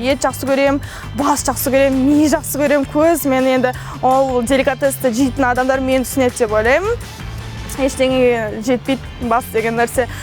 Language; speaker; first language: Kazakh; non-native, local second language; Russian